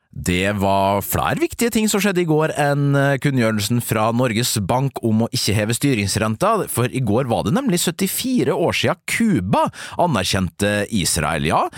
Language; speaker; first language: Norwegian; native; Norwegian